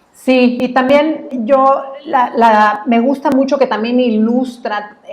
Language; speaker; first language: Spanish; native; Spanish